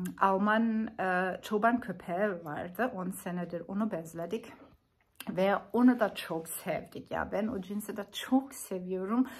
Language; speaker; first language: Turkish; non-native, learner; German